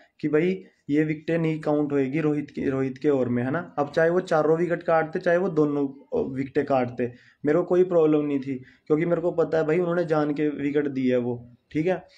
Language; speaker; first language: Hindi; non-native, local second language; Punjabi